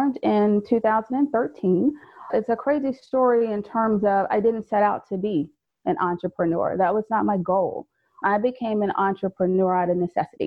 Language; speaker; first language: English; native; English